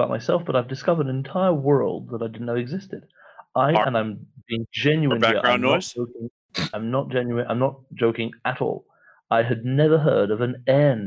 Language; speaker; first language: English; native; English